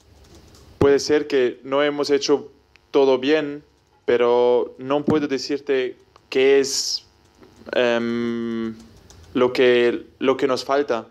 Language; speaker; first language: Spanish; non-native, fluent; German